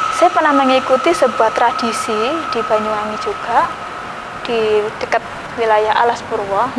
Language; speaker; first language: Indonesian; native; Indonesian